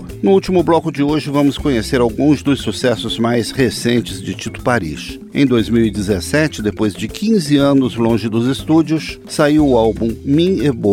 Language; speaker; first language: Portuguese; native; Portuguese